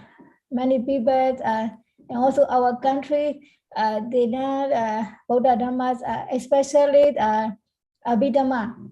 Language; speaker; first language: English; non-native, learner; Burmese